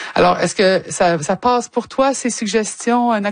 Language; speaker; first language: French; native; French